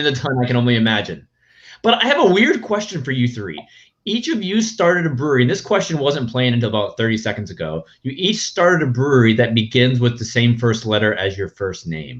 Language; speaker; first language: English; native; English